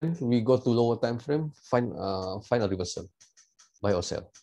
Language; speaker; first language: English; non-native, local second language; Malay